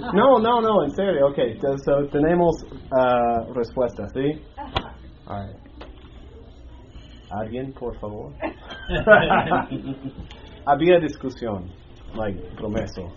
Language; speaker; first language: Spanish; non-native, fluent; English